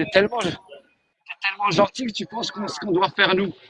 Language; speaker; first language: French; native; French